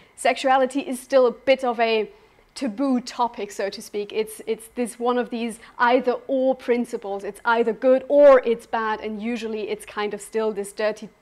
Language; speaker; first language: English; non-native, fluent; German